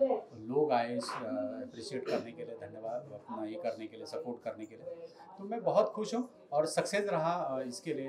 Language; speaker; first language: Hindi; native; Hindi